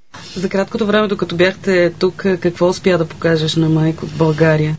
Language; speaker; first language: Bulgarian; native; Bulgarian